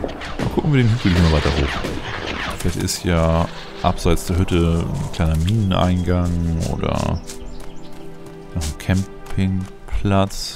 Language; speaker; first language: German; native; German